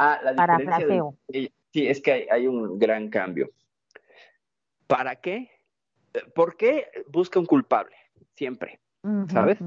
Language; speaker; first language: Spanish; native; Spanish